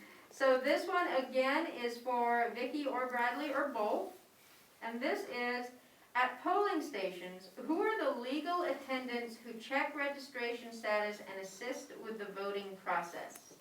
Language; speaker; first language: English; native; English